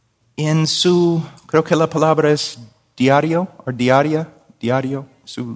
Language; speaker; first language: Spanish; non-native, fluent; English